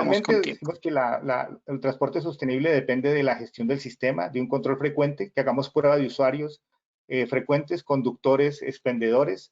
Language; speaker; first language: Spanish; native; Spanish